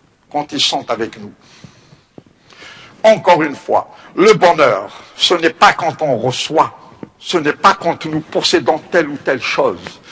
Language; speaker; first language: French; non-native, local second language; Kabyle